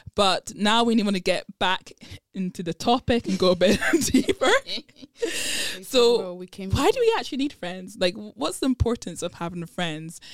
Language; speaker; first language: English; non-native, local second language; Akan